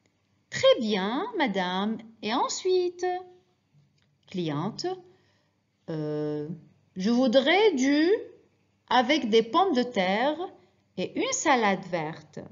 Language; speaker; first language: French; non-native, fluent; Arabic